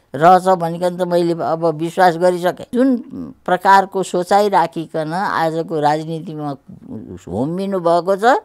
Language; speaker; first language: Nepali; native; Nepali